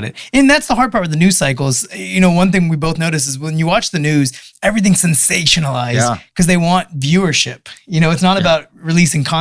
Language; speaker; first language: English; native; English